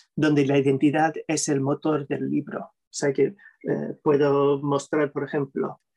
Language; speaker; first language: Spanish; non-native, fluent; English